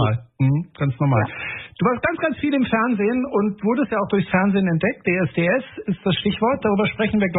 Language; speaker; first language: German; native; German